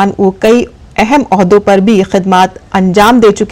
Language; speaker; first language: Hindi; native; Hindi